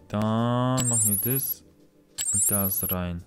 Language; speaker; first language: German; non-native, learner; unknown